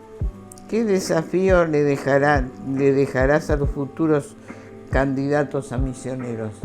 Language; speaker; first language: Spanish; native; Spanish